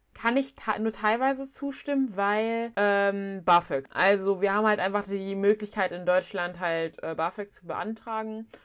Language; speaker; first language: German; early bilingual, other home language; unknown